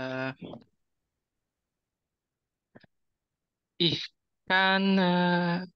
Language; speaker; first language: German; non-native, learner; Indonesian